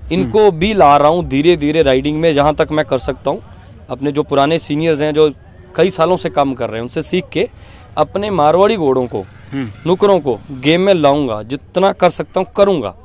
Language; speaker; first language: Hindi; native; Hindi